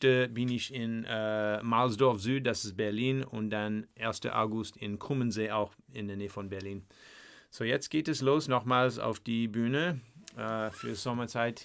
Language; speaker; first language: German; non-native, learner; English